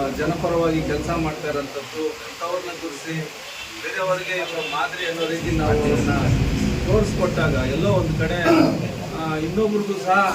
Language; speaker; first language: Kannada; native; Kannada